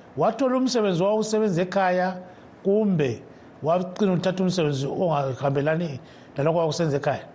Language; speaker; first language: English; non-native, local second language; North Ndebele